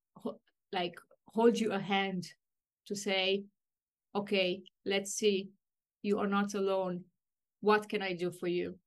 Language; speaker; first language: English; non-native, fluent; Romanian